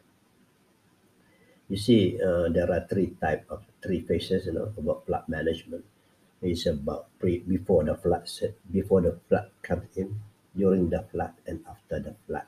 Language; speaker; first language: English; non-native, local second language; Pattani Malay